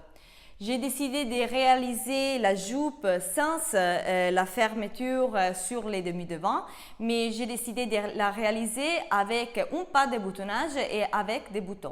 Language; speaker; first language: French; non-native, fluent; Italian